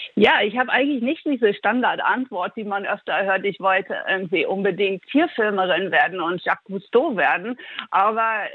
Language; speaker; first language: German; early bilingual, heritage; Dutch